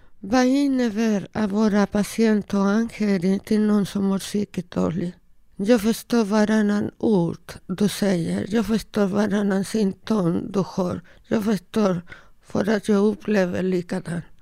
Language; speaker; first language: Swedish; non-native, fluent; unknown